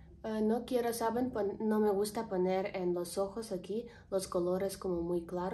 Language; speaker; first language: Spanish; non-native, learner; Ukrainian